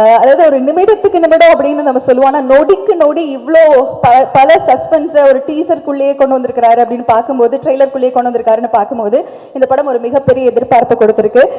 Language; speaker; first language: Tamil; native; Tamil